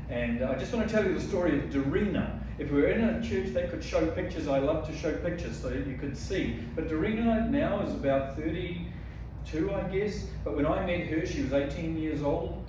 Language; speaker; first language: English; native; English